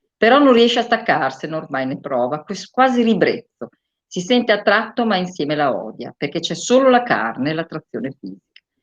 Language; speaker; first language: Italian; native; Italian